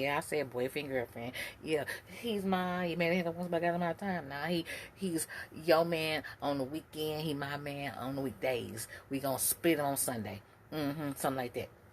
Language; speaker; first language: English; native; English